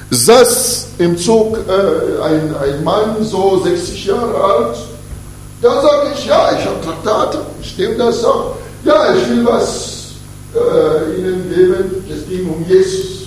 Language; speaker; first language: German; non-native, fluent; French